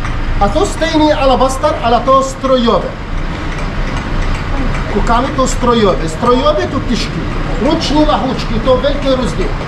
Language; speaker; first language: Czech; non-native, learner; Arabic